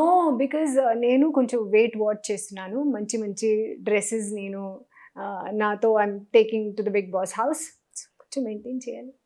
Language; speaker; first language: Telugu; non-native, learner; Hindi